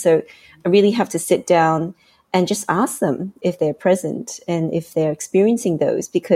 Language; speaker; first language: English; non-native, local second language; Cantonese